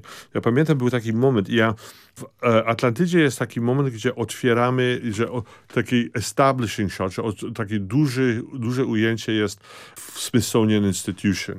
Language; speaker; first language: Polish; early bilingual, heritage; Polish